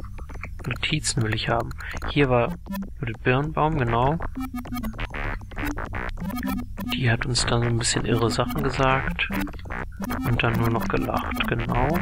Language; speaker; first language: German; native; German